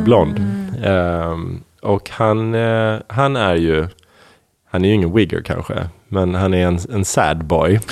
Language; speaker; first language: Swedish; native; Swedish